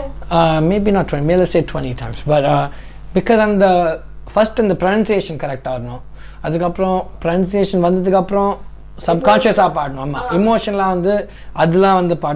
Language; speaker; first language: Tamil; early bilingual, heritage; Tamil